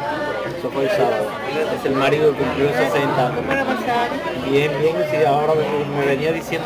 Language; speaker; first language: Spanish; native; Spanish